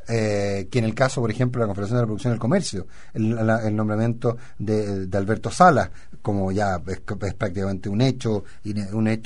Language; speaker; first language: Spanish; native; Spanish